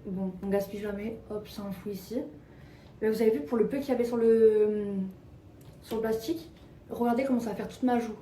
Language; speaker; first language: French; native; French